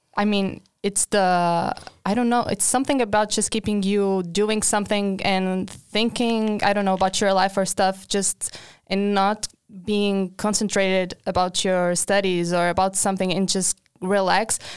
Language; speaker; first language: English; non-native, fluent; Portuguese